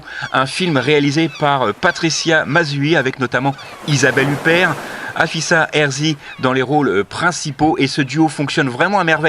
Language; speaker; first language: French; native; French